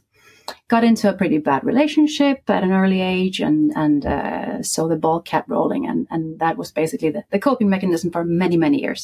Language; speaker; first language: English; non-native, fluent; Icelandic